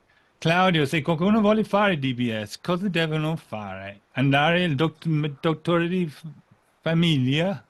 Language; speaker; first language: Italian; non-native, fluent; English